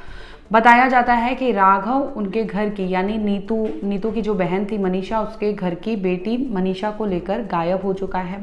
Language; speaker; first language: Hindi; native; Hindi